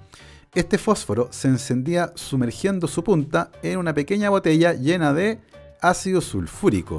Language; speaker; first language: Spanish; native; Spanish